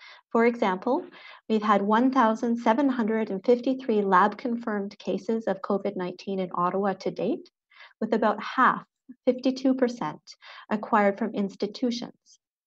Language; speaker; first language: English; native; English